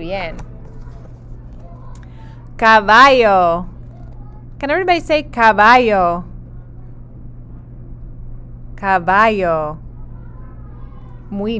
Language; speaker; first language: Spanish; non-native, fluent; English